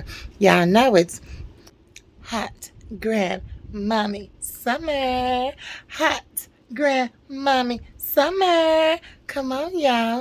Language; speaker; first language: English; native; English